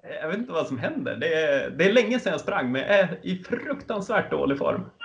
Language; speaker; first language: Swedish; native; Swedish